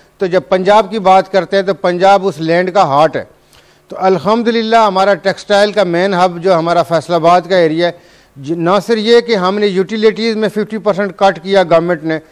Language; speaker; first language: Urdu; non-native, local second language; Punjabi